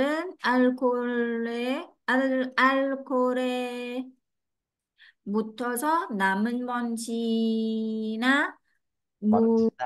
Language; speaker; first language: Korean; non-native, learner; Vietnamese